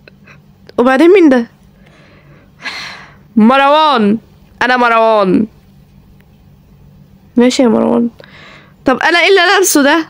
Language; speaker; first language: Arabic; native; Arabic